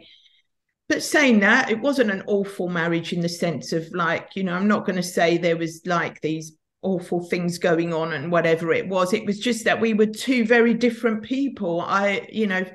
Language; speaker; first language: English; native; English